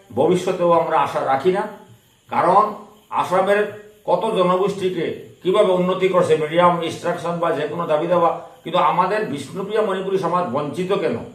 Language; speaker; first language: Bangla; non-native, local second language; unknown